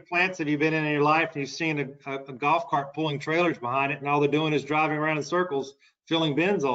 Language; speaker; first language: English; native; English